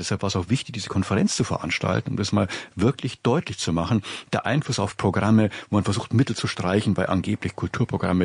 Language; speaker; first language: German; native; German